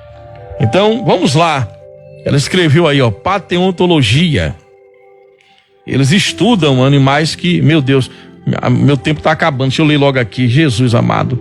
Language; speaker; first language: Portuguese; native; Portuguese